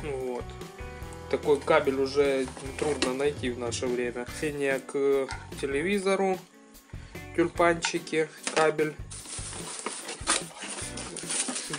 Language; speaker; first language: Russian; native; Russian